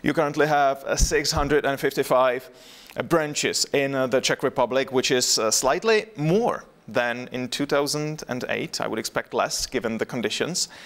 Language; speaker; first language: English; non-native, fluent; Czech